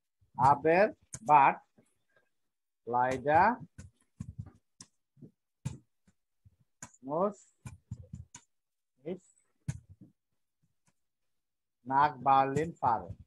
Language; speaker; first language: German; non-native, fluent; Bangla